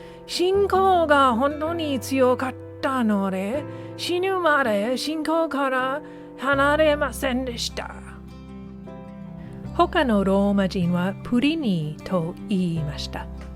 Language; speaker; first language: Japanese; non-native, learner; English